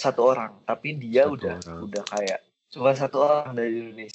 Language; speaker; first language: Indonesian; native; Indonesian